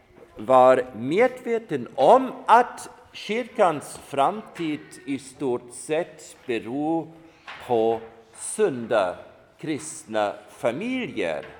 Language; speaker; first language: Swedish; non-native, fluent; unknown